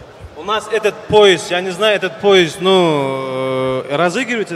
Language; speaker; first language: Russian; native; Russian